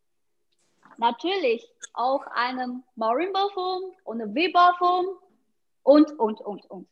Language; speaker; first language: German; non-native, fluent; Chinese